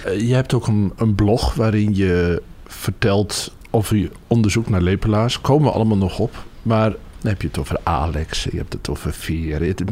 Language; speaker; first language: Dutch; native; Dutch